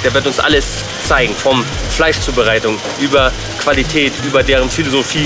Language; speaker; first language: German; native; German